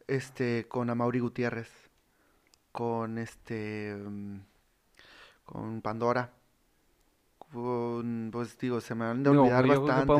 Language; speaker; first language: Spanish; native; Spanish